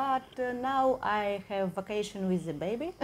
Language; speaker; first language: English; non-native, learner; Russian